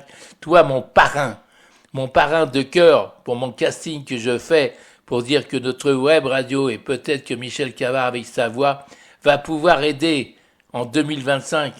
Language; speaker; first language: French; native; French